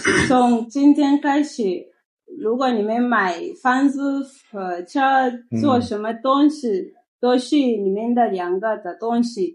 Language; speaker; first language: Chinese; non-native, learner; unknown